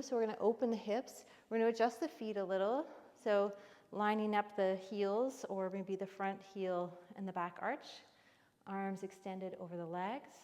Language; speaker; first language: English; native; English